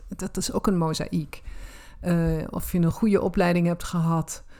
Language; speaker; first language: Dutch; native; Dutch